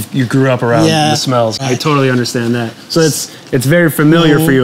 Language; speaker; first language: English; native; English